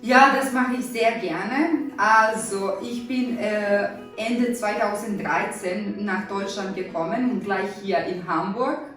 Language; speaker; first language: German; non-native, fluent; Serbian